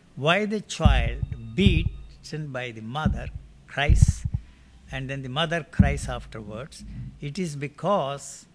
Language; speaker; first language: English; non-native, local second language; Telugu